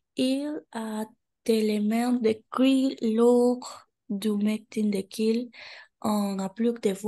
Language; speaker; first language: French; non-native, learner; Spanish